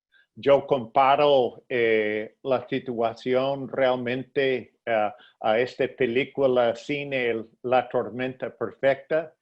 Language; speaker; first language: Spanish; non-native, fluent; English